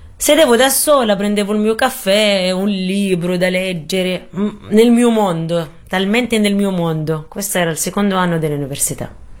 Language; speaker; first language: Italian; non-native, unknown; Arabic